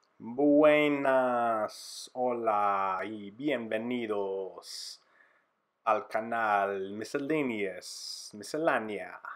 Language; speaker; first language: Spanish; non-native, fluent; English